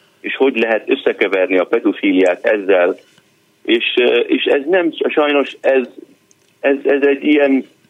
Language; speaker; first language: Hungarian; non-native, fluent; Arabic